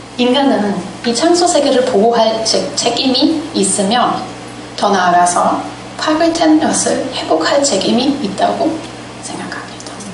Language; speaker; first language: Korean; non-native, fluent; German